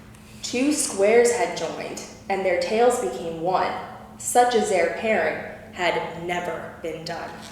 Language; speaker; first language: English; native; English